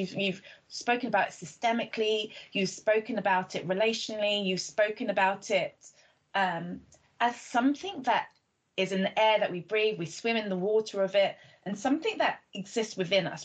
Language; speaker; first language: English; native; English